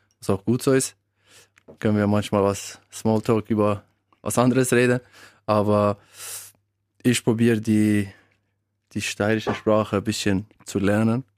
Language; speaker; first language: German; early bilingual, other home language; Albanian